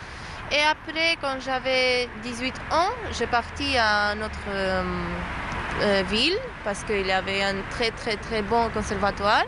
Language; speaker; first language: French; non-native, learner; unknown